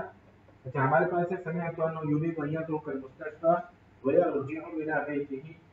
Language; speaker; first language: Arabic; non-native, fluent; Urdu